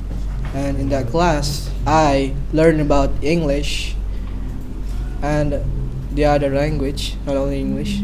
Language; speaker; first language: English; non-native, learner; Indonesian